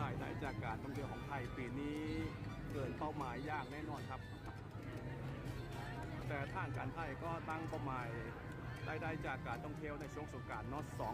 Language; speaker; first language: Thai; native; Thai